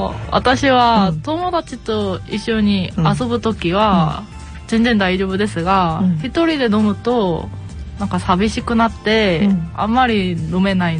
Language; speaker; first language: Japanese; non-native, learner; Korean